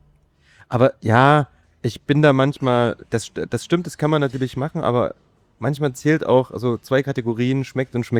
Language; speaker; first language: German; native; German